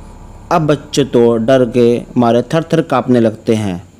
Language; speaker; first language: Hindi; native; Hindi